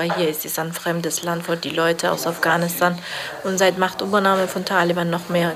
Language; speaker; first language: German; non-native, fluent; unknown